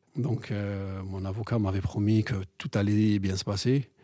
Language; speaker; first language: French; non-native, local second language; Arabic